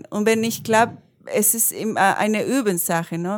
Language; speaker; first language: German; non-native, learner; Spanish